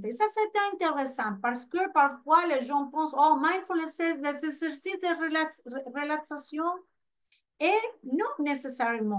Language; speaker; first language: French; non-native, fluent; Spanish